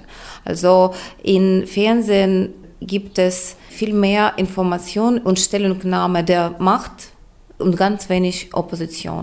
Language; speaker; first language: German; non-native, fluent; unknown